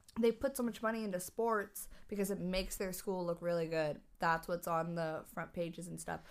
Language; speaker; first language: English; native; English